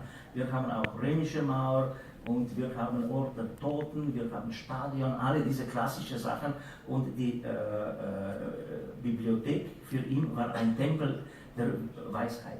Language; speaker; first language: German; non-native, fluent; Slovenian